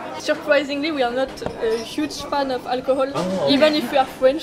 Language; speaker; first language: English; non-native, learner; French